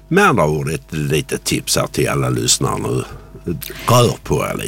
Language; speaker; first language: Swedish; native; Swedish